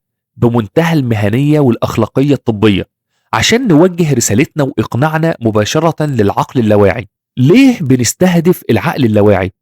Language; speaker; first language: Arabic; native; Arabic